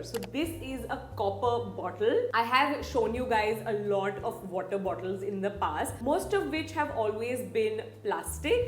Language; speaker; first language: English; non-native, local second language; Hindi